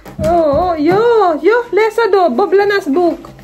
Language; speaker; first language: Swedish; non-native, learner; Cebuano